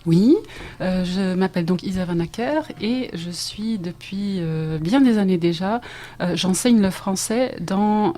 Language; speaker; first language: French; non-native, local second language; Dutch